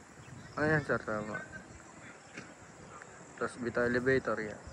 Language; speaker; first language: Filipino; native; Filipino